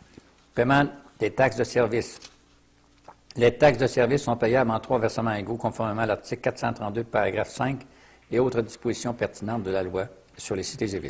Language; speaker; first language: French; native; French